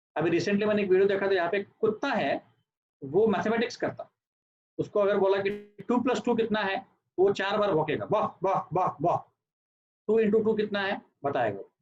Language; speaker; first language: Hindi; non-native, local second language; Marathi